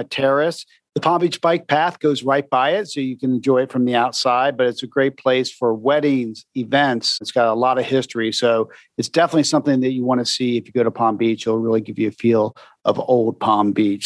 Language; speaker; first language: English; native; English